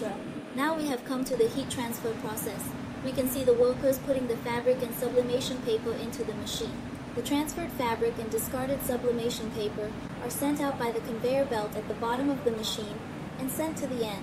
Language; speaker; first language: English; non-native, fluent; Chinese